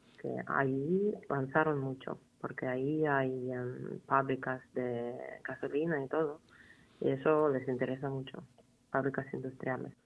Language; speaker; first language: Spanish; non-native, fluent; Ukrainian